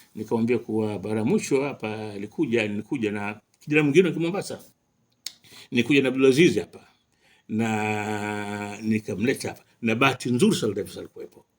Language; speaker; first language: Swahili; native; Swahili